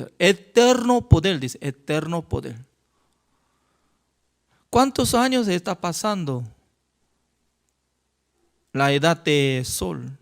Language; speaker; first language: Spanish; non-native, fluent; Korean